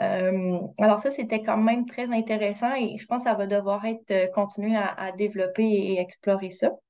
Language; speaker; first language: French; native; French